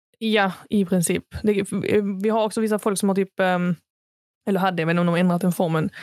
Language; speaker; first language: Swedish; native; Swedish